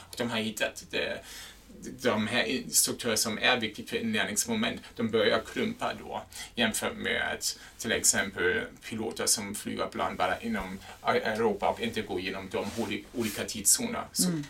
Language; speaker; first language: Swedish; non-native, fluent; German